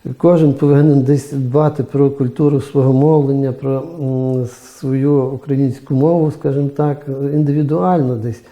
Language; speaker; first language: Ukrainian; native; Ukrainian